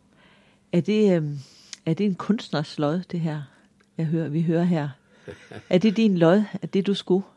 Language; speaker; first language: Danish; native; Danish